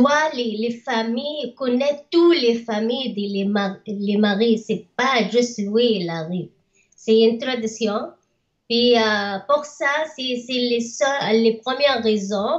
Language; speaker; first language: French; non-native, learner; Arabic